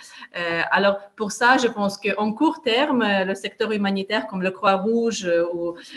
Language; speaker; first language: French; non-native, fluent; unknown